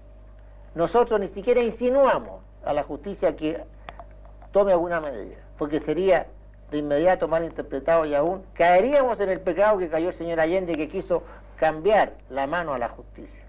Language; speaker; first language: Spanish; native; Spanish